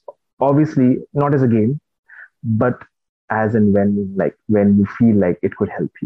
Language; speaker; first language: English; non-native, local second language; Nepali